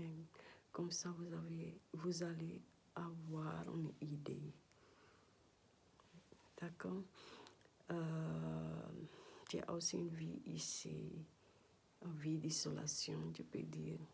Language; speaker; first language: French; non-native, learner; Dutch